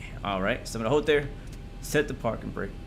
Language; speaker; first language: English; native; English